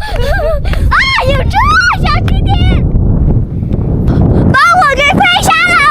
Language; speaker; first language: Chinese; native; Chinese